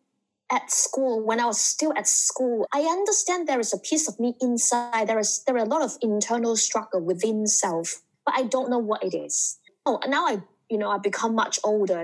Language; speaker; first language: English; non-native, local second language; Cantonese